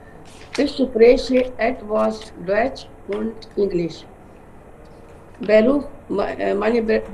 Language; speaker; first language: German; non-native, learner; Urdu